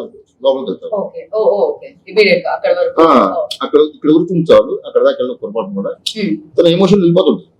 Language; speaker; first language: Telugu; native; Telugu